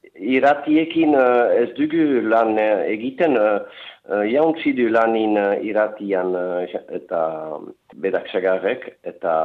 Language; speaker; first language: Basque; native; Basque